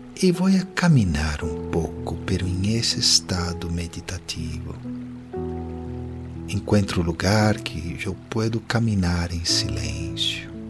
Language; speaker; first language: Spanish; non-native, fluent; Portuguese